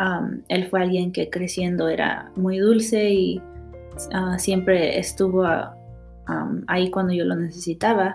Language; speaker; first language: Spanish; early bilingual, heritage; Spanish